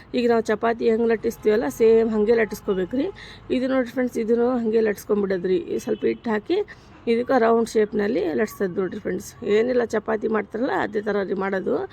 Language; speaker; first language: Kannada; native; Kannada